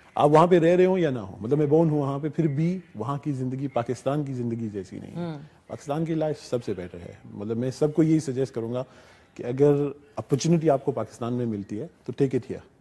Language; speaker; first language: Urdu; native; Urdu